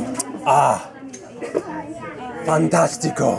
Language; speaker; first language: Spanish; non-native, learner; English